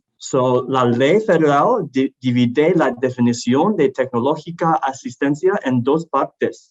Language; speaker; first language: Spanish; non-native, learner; English